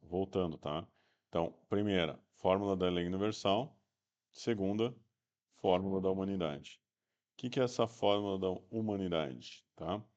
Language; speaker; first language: Portuguese; native; Portuguese